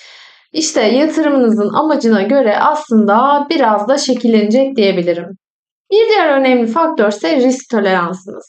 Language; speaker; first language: Turkish; native; Turkish